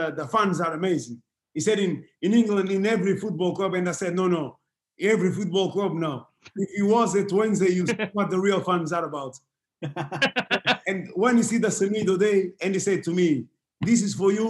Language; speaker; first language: English; non-native, fluent; Portuguese